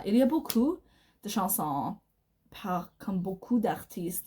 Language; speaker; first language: French; non-native, learner; English